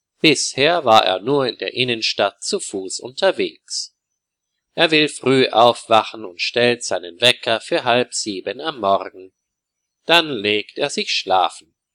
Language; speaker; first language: German; native; German